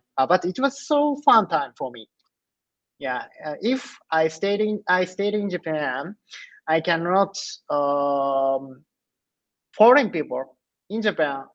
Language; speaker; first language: English; non-native, learner; Japanese